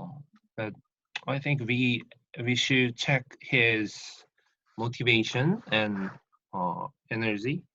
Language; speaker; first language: English; non-native, learner; Korean